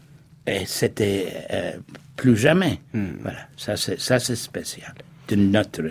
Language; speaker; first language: French; non-native, fluent; English